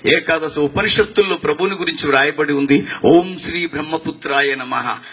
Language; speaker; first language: Telugu; non-native, local second language; Tamil